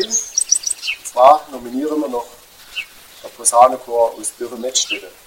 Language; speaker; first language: German; native; German